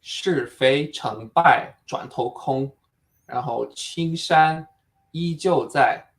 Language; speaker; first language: Chinese; non-native, fluent; English